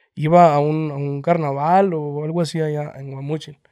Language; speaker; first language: Spanish; native; Spanish